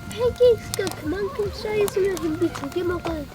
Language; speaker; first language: Korean; early bilingual, heritage; Korean